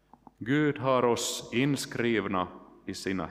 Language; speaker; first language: Swedish; non-native, local second language; Finnish